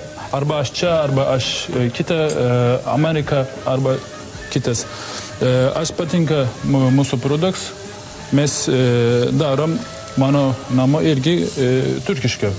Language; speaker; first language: Lithuanian; non-native, learner; Turkish